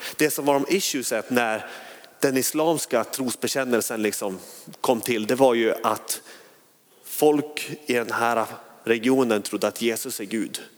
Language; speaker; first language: Swedish; native; Swedish